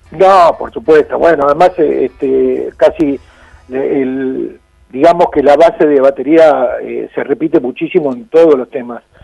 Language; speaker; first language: Spanish; native; Spanish